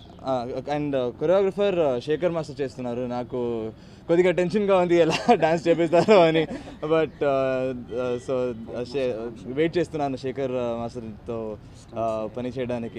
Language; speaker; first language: Telugu; non-native, learner; Kannada